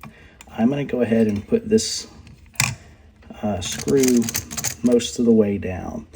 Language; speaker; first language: English; native; English